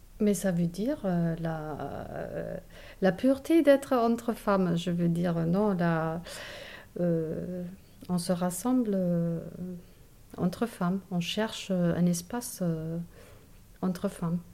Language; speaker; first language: French; non-native, fluent; German